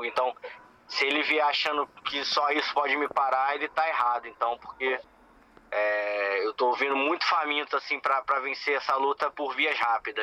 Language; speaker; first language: Portuguese; native; Portuguese